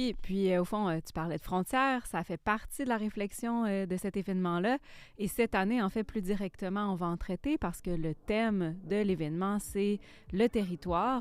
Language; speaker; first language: French; native; French